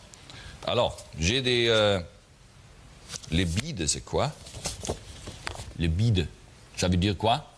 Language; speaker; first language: French; non-native, learner; German